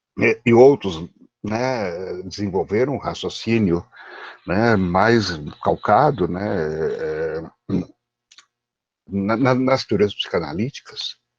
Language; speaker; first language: Portuguese; native; Portuguese